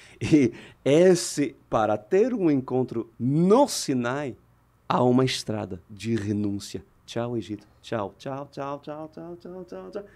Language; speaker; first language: Portuguese; non-native, fluent; French